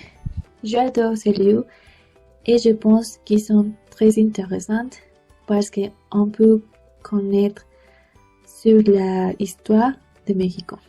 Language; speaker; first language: French; non-native, learner; Spanish